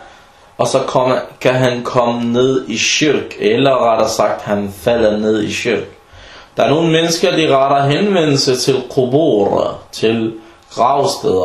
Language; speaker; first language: Danish; non-native, fluent; Arabic